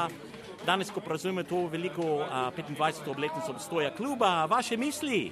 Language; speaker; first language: Slovenian; native; Slovenian